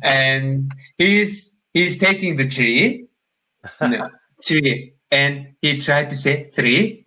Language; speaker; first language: English; non-native, learner; Turkish